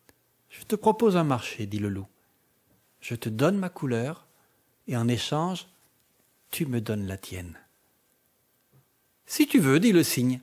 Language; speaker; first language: French; native; French